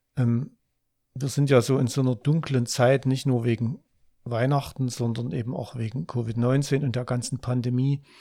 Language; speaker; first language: German; native; German